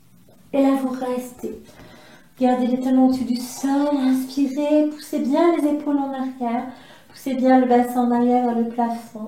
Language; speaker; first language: French; native; French